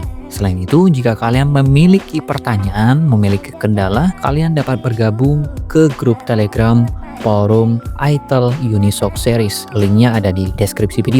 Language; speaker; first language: Indonesian; native; Indonesian